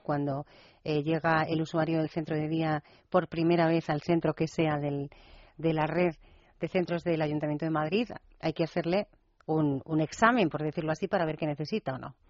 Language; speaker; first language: Spanish; native; Spanish